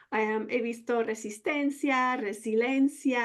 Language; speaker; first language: Spanish; non-native, fluent; English